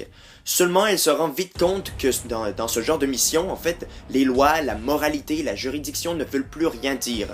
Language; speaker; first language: French; native; French